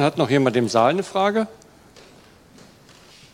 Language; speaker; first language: German; native; German